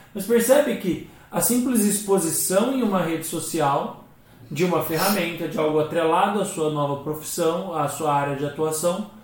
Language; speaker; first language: Portuguese; native; Portuguese